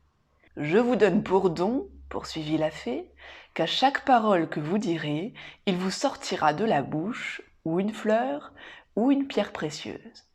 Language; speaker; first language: French; native; French